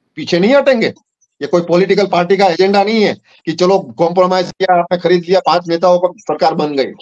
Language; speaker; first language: Hindi; non-native, local second language; Gujarati